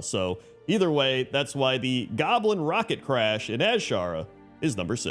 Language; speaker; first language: English; native; English